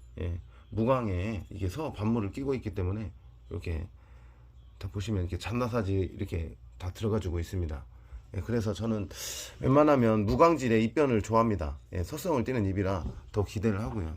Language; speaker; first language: Korean; native; Korean